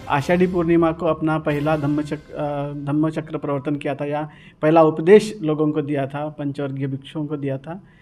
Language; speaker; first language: Hindi; non-native, local second language; Marathi